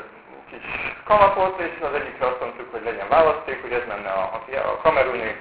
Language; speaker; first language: Hungarian; native; Hungarian